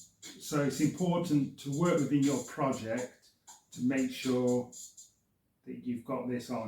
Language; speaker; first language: English; native; English